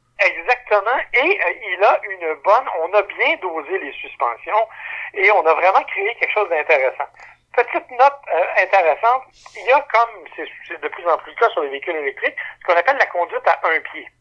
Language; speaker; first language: French; native; French